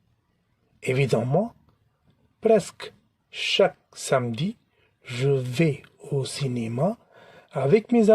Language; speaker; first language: French; non-native, fluent; Tamil